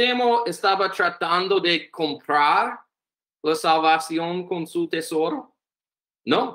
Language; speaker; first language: Spanish; non-native, learner; English